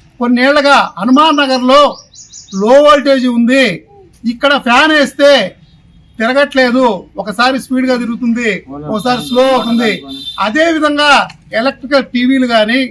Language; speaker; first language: Telugu; native; Telugu